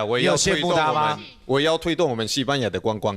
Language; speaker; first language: Chinese; non-native, fluent; Spanish